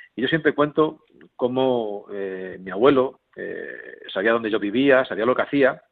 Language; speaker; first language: Spanish; native; Spanish